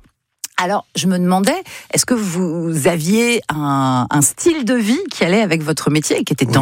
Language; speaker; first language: French; native; French